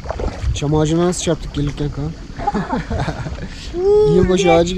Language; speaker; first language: Turkish; native; Turkish